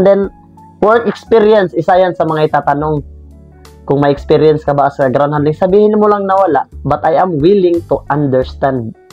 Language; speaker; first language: Filipino; native; Filipino